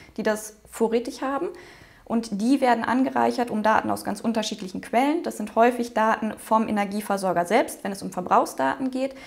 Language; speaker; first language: German; native; German